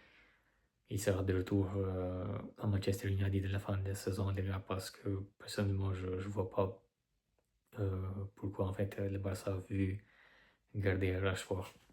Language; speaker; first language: French; non-native, fluent; Albanian